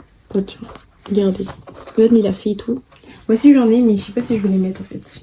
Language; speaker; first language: French; native; French